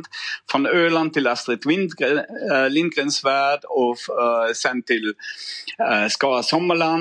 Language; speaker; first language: Swedish; non-native, fluent; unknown